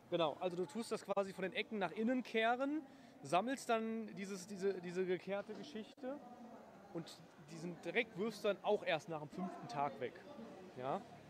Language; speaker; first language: German; native; German